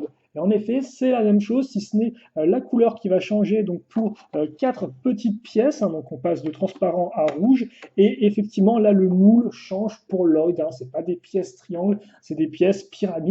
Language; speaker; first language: French; native; French